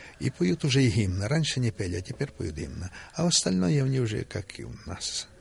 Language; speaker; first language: Russian; non-native, local second language; Ukrainian